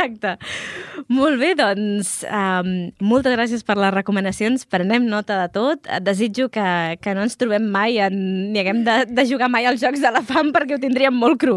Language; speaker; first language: Catalan; native; Catalan